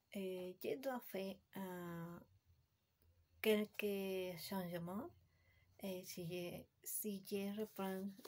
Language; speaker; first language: French; non-native, learner; Spanish